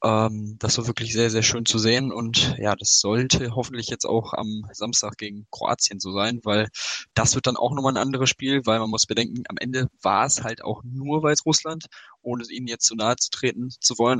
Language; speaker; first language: German; native; German